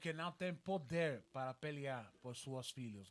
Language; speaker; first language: Portuguese; non-native, learner; Spanish